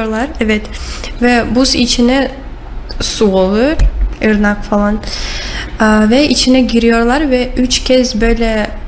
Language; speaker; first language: Turkish; non-native, learner; Russian